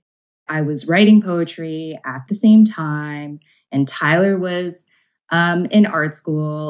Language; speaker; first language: English; native; English